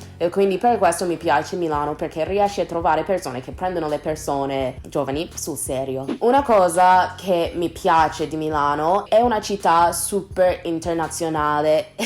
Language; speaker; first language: Italian; non-native, fluent; English